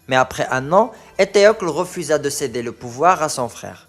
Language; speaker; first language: French; non-native, local second language; Arabic